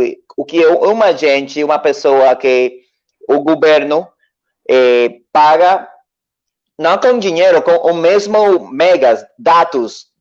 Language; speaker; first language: Portuguese; non-native, learner; Spanish